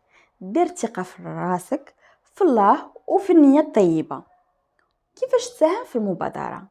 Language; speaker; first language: Arabic; native; Arabic